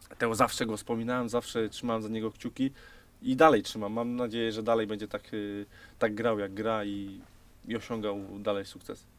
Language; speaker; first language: Polish; native; Polish